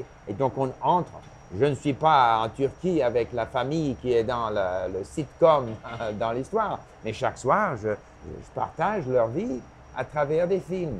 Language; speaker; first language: French; non-native, local second language; English